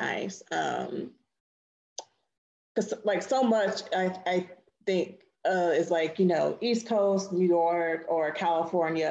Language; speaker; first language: English; native; English